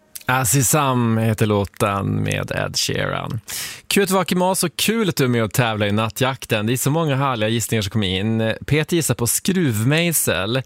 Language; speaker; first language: Swedish; native; Swedish